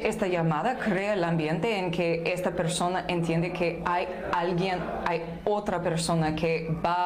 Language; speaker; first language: Spanish; non-native, fluent; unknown